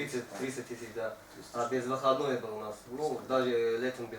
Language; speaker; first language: Russian; non-native, learner; Tajik